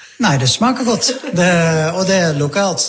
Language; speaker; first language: Norwegian; non-native, fluent; Dutch